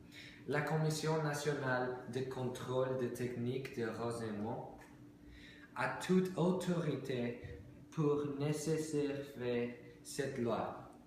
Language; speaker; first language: French; non-native, learner; English